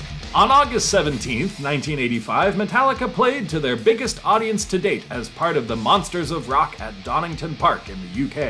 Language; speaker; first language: English; native; English